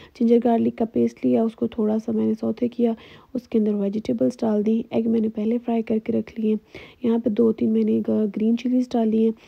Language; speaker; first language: Urdu; native; Urdu